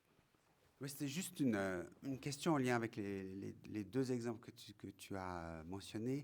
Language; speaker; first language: French; native; French